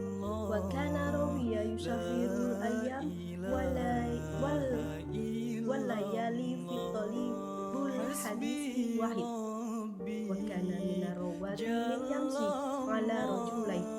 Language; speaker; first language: Arabic; non-native, learner; Indonesian